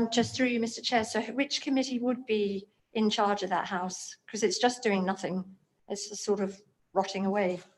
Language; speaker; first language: English; native; English